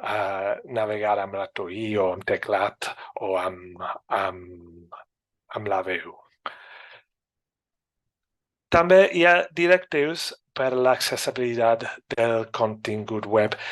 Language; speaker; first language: Catalan; non-native, fluent; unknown